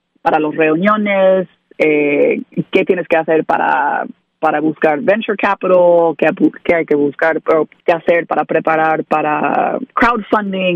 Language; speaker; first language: Spanish; non-native, learner; English